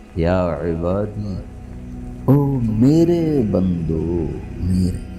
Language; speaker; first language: Urdu; non-native, local second language; Punjabi